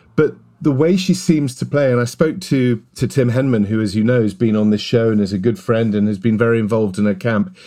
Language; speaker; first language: English; native; English